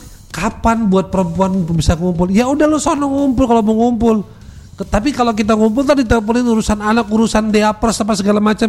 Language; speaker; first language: Indonesian; native; Indonesian